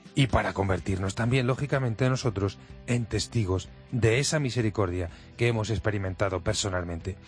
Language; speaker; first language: Spanish; native; Spanish